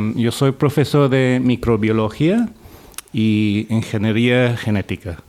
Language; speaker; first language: Spanish; non-native, fluent; English